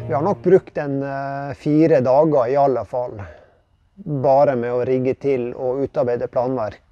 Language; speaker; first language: Norwegian; native; Norwegian